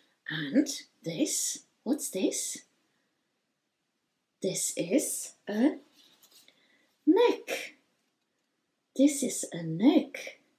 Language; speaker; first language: English; non-native, fluent; Czech